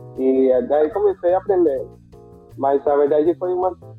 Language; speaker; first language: Portuguese; non-native, fluent; Spanish